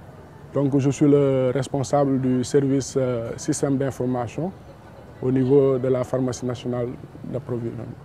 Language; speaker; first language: French; non-native, local second language; Wolof